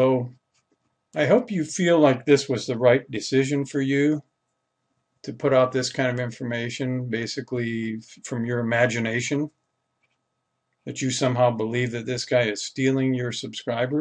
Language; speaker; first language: English; native; English